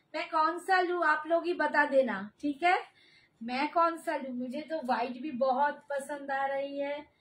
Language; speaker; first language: Hindi; non-native, local second language; Bangla